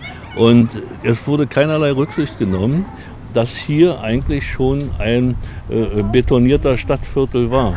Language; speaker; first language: German; native; German